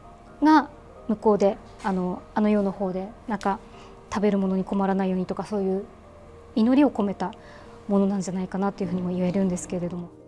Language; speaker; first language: Japanese; native; Japanese